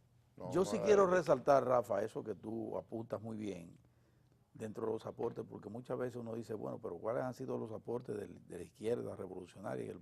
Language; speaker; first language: Spanish; native; Spanish